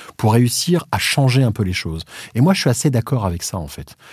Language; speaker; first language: French; native; French